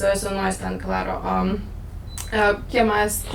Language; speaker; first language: Spanish; non-native, learner; Lithuanian